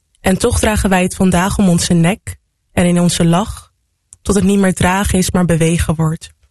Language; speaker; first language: Dutch; native; Dutch